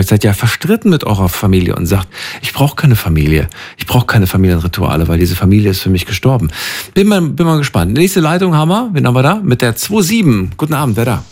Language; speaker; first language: German; native; German